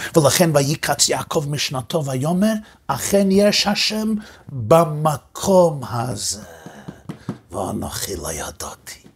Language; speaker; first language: Hebrew; non-native, fluent; English